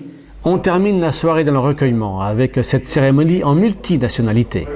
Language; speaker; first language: French; native; French